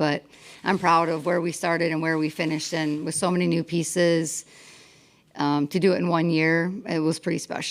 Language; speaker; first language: English; native; English